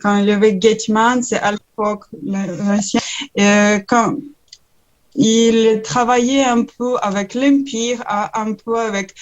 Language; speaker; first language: French; non-native, learner; Ukrainian